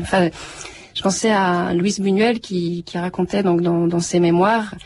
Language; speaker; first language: French; native; French